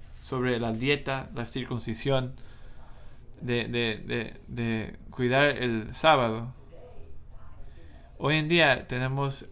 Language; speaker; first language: Spanish; non-native, fluent; English